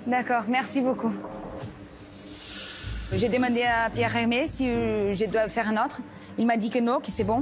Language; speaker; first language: French; non-native, learner; Portuguese